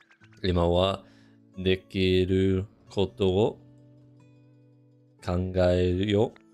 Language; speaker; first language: Japanese; non-native, fluent; English